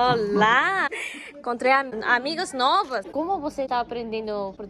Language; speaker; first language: Portuguese; non-native, learner; Japanese